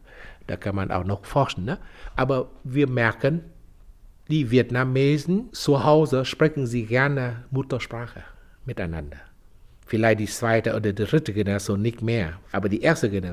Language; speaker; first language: German; non-native, fluent; Vietnamese